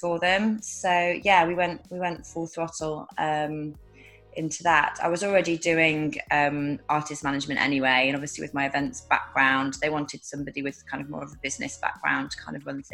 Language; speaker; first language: English; native; English